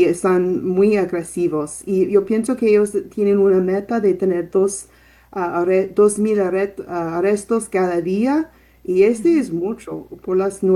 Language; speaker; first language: Spanish; non-native, fluent; English